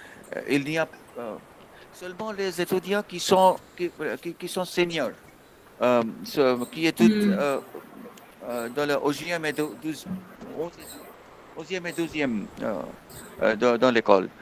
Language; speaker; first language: French; non-native, fluent; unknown